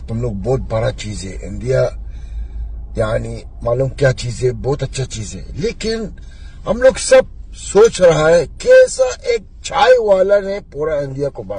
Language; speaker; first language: Hindi; non-native, learner; Arabic